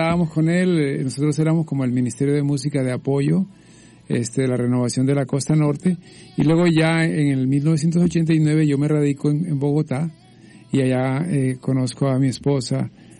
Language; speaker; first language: Spanish; native; Spanish